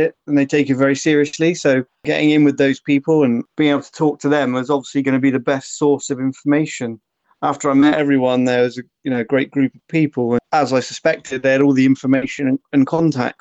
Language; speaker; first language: English; native; English